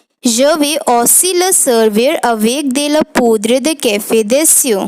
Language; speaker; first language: French; non-native, learner; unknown